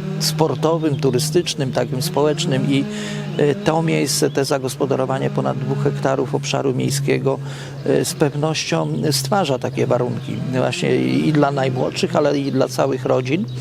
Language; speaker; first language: Polish; native; Polish